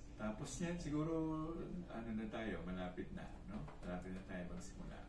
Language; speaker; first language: Filipino; native; Filipino